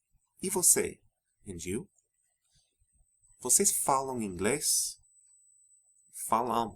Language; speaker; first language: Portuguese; non-native, fluent; English